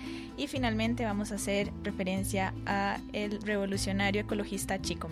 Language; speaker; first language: Spanish; native; Spanish